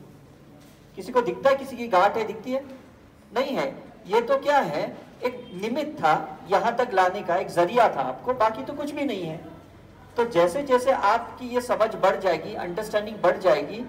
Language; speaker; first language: Hindi; native; Hindi